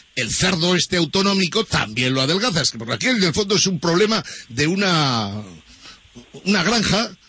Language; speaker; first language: Spanish; native; Spanish